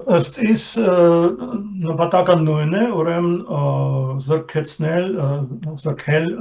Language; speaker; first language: Armenian; non-native, fluent; German